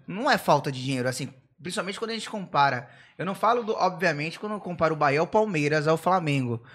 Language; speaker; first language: Portuguese; native; Portuguese